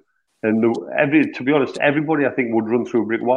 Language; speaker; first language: English; native; English